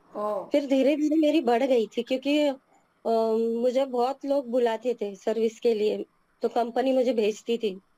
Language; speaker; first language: Hindi; non-native, local second language; Telugu